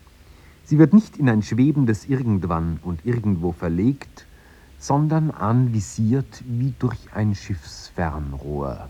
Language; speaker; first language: German; native; German